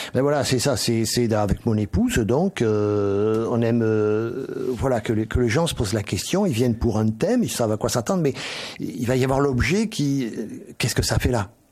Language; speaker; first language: French; native; French